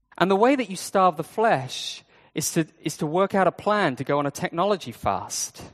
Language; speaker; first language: English; native; English